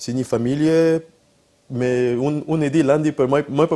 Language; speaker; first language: Albanian; non-native, learner; French